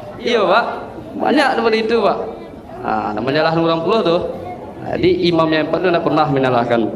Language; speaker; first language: Malay; non-native, local second language; Minangkabau